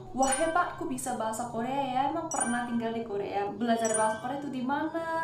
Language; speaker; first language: Indonesian; non-native, fluent; Korean